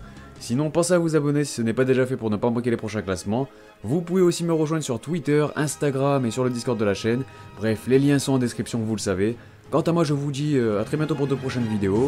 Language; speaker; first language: French; native; French